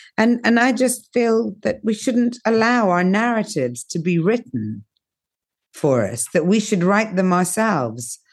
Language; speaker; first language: English; native; English